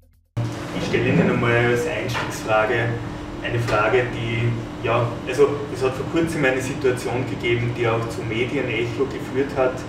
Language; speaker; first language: German; native; German